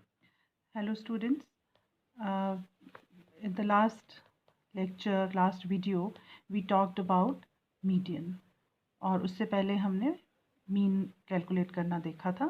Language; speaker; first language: Hindi; native; Hindi